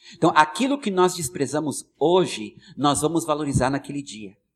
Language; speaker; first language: Portuguese; non-native, fluent; English